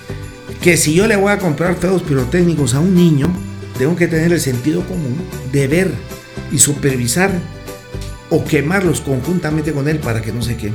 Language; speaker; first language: Spanish; native; Spanish